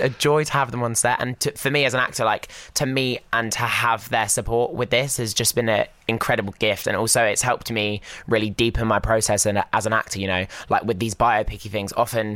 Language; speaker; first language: English; native; English